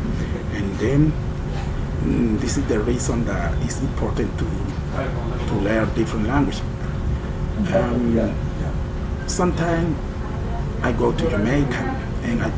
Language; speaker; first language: English; non-native, learner; Spanish